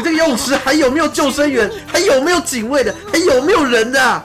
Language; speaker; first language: Chinese; native; Chinese